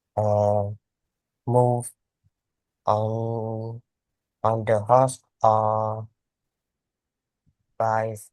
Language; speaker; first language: English; non-native, learner; Vietnamese